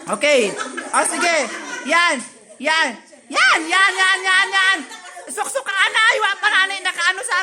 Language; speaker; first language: Filipino; non-native, local second language; Cebuano